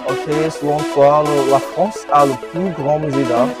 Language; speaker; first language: French; non-native, fluent; Yoruba